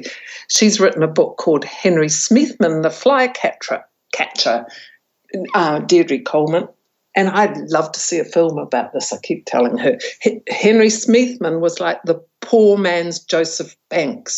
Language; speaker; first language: English; native; English